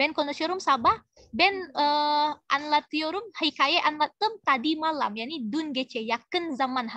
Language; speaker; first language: Turkish; non-native, fluent; Indonesian